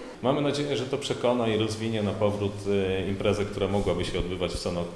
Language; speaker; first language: Polish; native; Polish